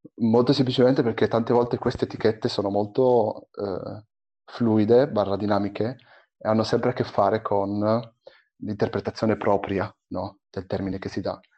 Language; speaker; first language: Italian; early bilingual, other home language; Arabic